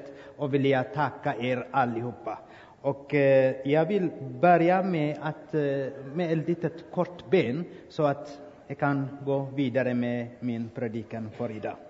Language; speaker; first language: Swedish; non-native, fluent; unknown